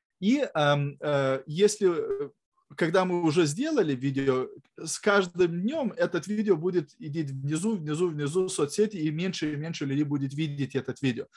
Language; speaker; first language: Russian; non-native, fluent; Lithuanian